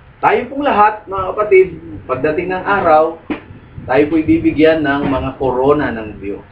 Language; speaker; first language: Filipino; native; Filipino